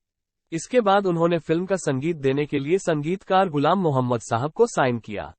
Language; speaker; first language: Hindi; native; Hindi